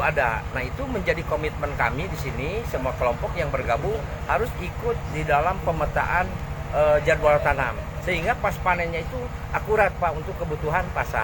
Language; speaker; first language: Indonesian; native; Indonesian